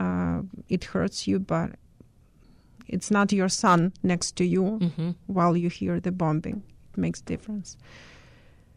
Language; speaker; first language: English; non-native, fluent; Ukrainian